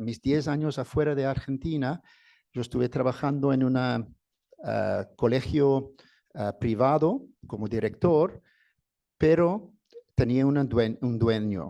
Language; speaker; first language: Spanish; non-native, fluent; English